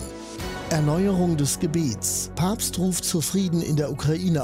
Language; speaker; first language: German; native; German